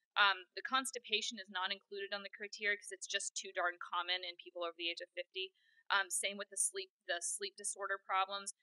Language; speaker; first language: English; native; English